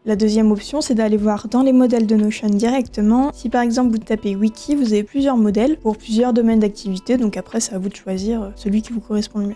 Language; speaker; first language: French; native; French